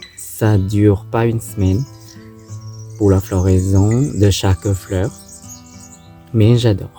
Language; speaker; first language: French; non-native, fluent; Thai